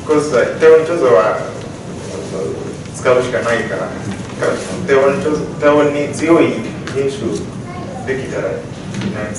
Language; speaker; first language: Japanese; non-native, fluent; Luyia